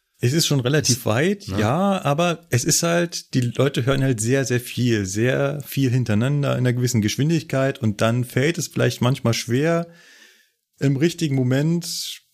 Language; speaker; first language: German; native; German